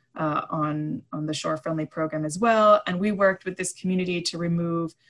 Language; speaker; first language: English; native; English